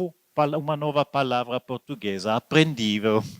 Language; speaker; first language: Portuguese; non-native, fluent; Italian